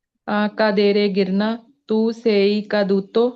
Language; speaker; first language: Italian; non-native, learner; Punjabi